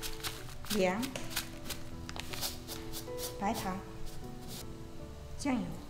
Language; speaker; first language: Chinese; native; Chinese